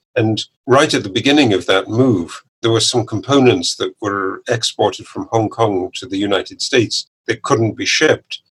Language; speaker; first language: English; native; English